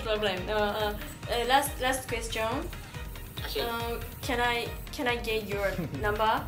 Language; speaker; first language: English; non-native, learner; Japanese